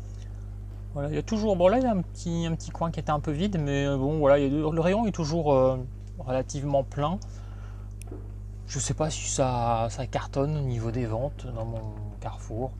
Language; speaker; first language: French; native; French